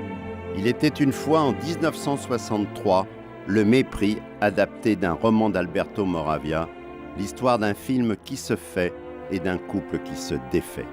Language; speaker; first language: French; native; French